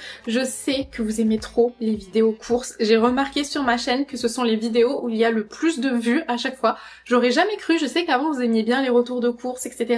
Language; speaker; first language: French; native; French